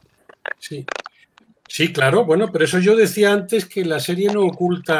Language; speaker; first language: Spanish; native; Spanish